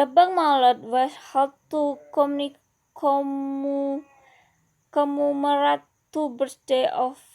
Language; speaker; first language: English; non-native, learner; Indonesian